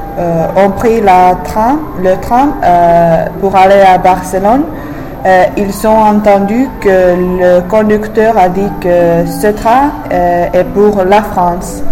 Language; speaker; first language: French; non-native, fluent; English